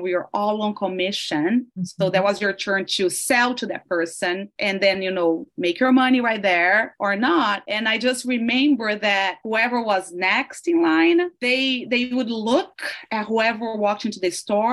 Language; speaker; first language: English; non-native, fluent; Portuguese